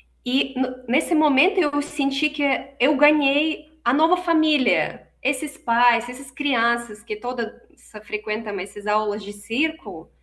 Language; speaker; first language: Portuguese; non-native, fluent; Russian